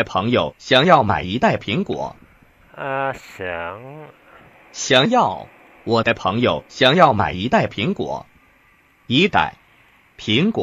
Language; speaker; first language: Chinese; non-native, learner; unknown